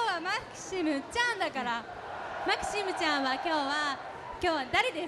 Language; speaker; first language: Japanese; native; Japanese